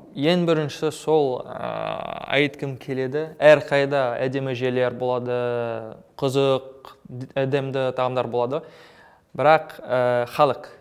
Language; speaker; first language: Kazakh; non-native, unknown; French